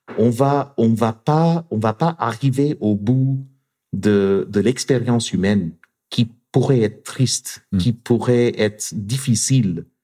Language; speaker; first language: French; non-native, fluent; English